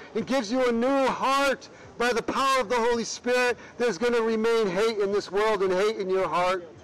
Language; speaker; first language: English; native; English